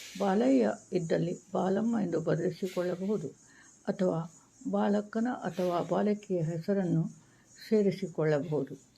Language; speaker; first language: Kannada; native; Kannada